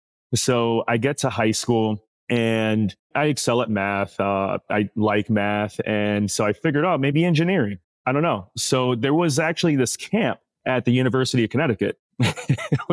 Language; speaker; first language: English; native; English